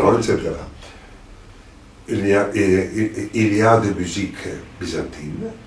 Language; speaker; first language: French; non-native, fluent; Greek